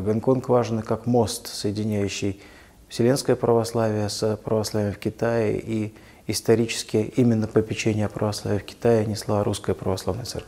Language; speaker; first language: Russian; native; Russian